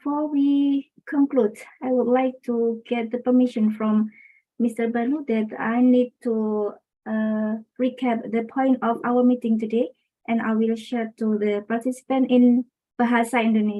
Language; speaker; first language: English; non-native, local second language; Indonesian